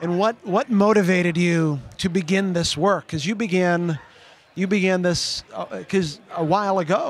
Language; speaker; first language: English; early bilingual, other home language; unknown